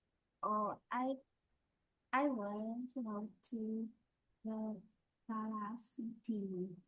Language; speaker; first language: English; non-native, learner; Vietnamese